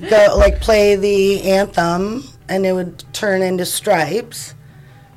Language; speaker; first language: English; native; English